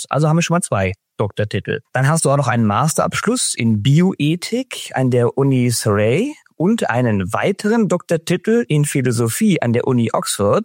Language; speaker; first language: German; native; German